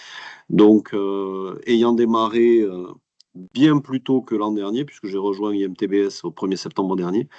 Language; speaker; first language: French; native; French